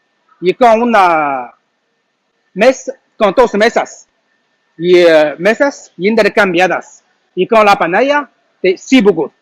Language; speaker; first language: Spanish; non-native, learner; Chinese